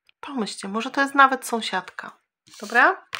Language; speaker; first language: Polish; native; Polish